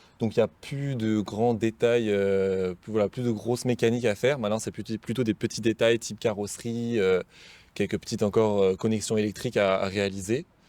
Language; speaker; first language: French; native; French